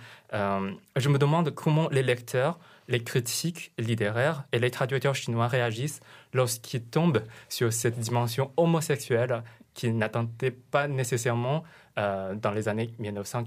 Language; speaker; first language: French; non-native, fluent; Chinese